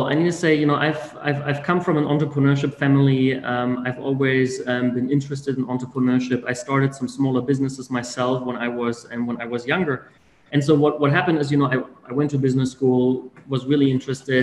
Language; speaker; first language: English; non-native, fluent; German